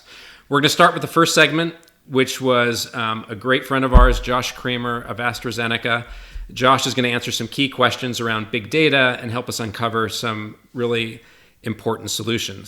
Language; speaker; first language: English; native; English